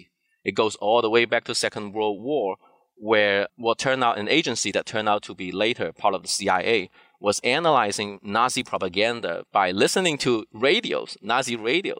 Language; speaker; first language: English; non-native, fluent; Cantonese